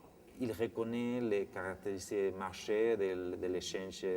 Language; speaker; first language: French; non-native, fluent; Spanish